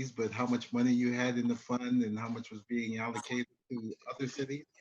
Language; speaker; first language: English; native; English